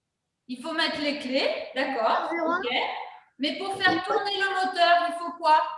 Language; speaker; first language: French; native; French